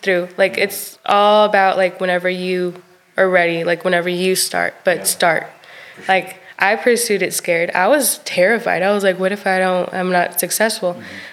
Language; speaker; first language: English; native; English